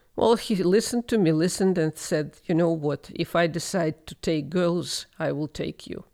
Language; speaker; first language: English; non-native, fluent; Russian